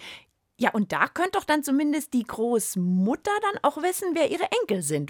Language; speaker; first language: German; native; German